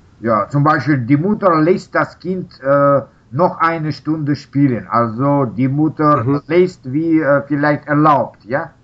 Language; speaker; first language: German; non-native, learner; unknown